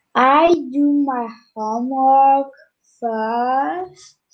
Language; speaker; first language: English; non-native, learner; Turkish